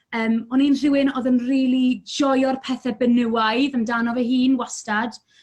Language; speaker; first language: Welsh; native; Welsh